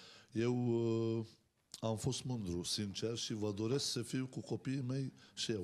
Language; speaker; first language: Romanian; non-native, learner; Turkish